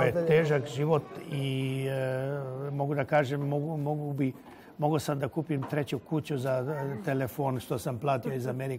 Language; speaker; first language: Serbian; non-native, local second language; Hungarian